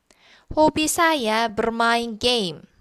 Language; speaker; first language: Indonesian; non-native, fluent; Korean